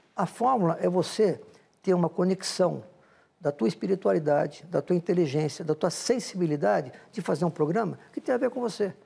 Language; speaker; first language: Portuguese; native; Portuguese